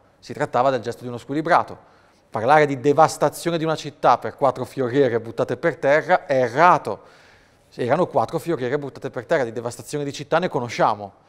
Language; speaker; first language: Italian; native; Italian